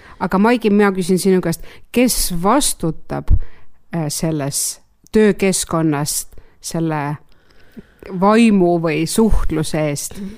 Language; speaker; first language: Estonian; non-native, local second language; Russian